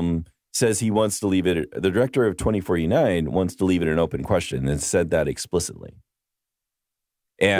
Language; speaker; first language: English; native; English